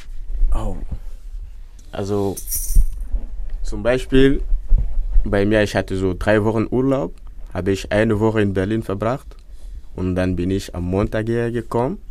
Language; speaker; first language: German; non-native, fluent; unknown